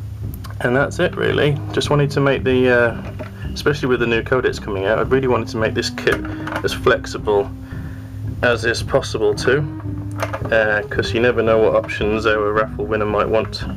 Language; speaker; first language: English; native; English